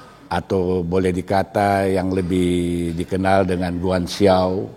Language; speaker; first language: Malay; native; Malay